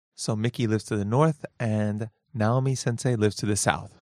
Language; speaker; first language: English; native; English